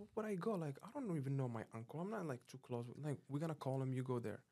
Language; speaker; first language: English; non-native, fluent; Arabic